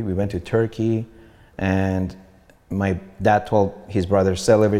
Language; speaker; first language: English; non-native, fluent; Persian